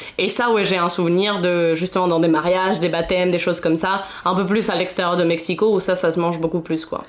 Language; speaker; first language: French; non-native, fluent; Spanish